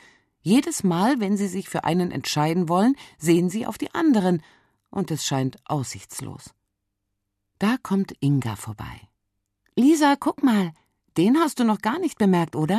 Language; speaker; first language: German; native; German